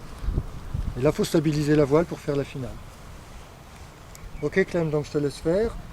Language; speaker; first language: French; native; French